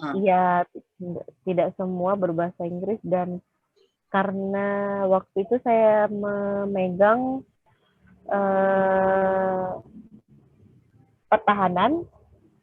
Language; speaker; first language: Indonesian; native; Indonesian